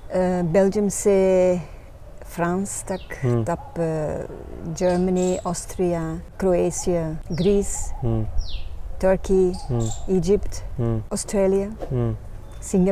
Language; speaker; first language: Hindi; non-native, learner; Dutch